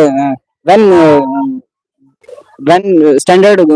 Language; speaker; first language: English; non-native, learner; Hindi